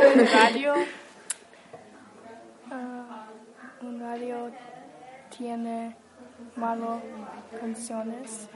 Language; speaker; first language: Spanish; non-native, learner; English